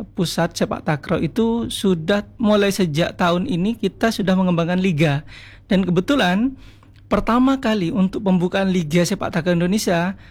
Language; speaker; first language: Indonesian; non-native, local second language; Madurese